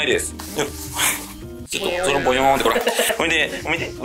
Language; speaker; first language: Japanese; native; Japanese